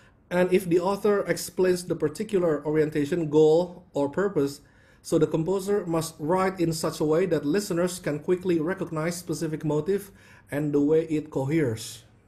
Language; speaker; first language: English; non-native, fluent; Indonesian